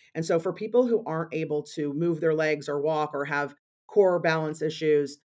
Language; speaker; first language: English; native; English